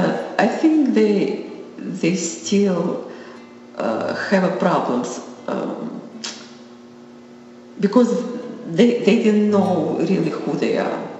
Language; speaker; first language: English; non-native, learner; Russian